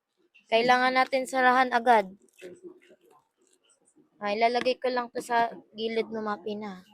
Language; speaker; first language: Filipino; native; Filipino